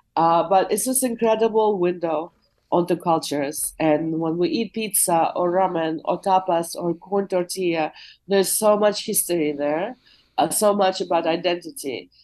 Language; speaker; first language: English; non-native, fluent; Russian